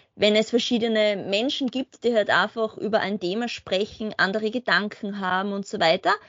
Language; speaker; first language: German; native; German